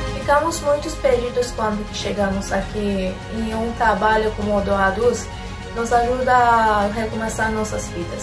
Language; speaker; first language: Portuguese; non-native, fluent; Persian